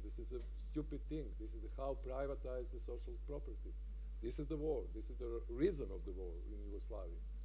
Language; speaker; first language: English; non-native, learner; Serbian